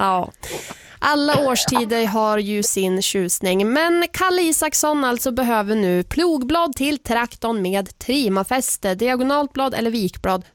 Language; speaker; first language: Swedish; native; Swedish